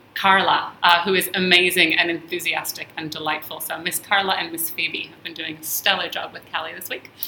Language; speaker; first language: English; early bilingual, heritage; English